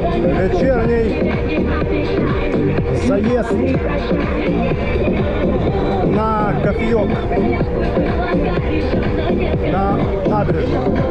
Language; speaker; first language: Russian; native; Russian